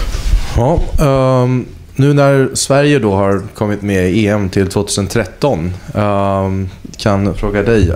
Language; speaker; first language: Swedish; native; Swedish